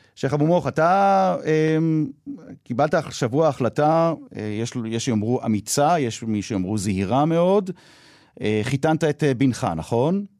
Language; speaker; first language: Hebrew; native; Hebrew